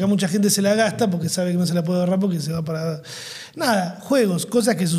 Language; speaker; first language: Spanish; native; Spanish